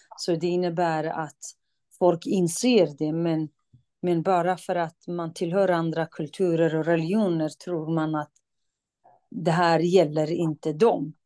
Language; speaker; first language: Swedish; non-native, fluent; Kurdish